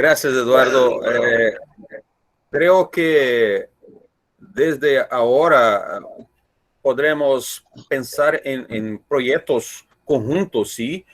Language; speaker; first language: Spanish; non-native, learner; Portuguese